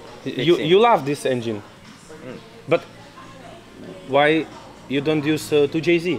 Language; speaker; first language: English; non-native, learner; Czech